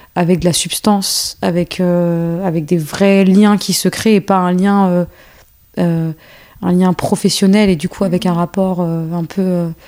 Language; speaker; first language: French; native; French